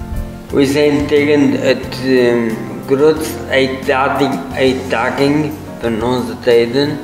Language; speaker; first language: Dutch; non-native, learner; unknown